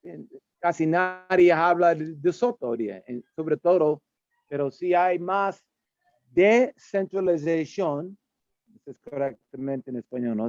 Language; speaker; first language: Spanish; non-native, learner; English